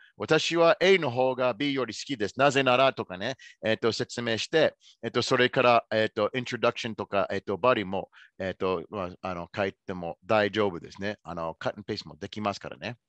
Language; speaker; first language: Japanese; non-native, fluent; English